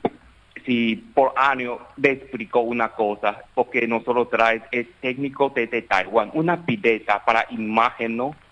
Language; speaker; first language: Spanish; non-native, learner; Chinese